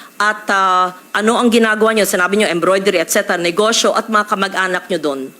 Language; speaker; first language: Filipino; native; Filipino